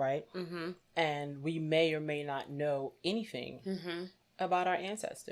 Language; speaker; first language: English; native; English